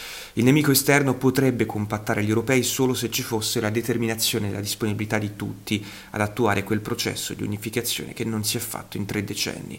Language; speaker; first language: Italian; native; Italian